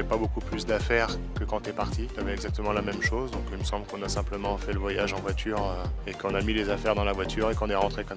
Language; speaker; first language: French; native; French